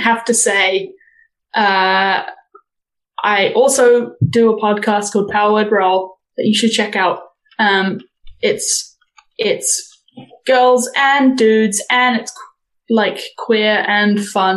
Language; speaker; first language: English; native; English